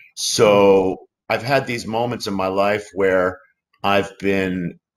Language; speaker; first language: English; native; English